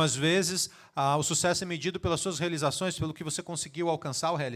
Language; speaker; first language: Portuguese; native; Portuguese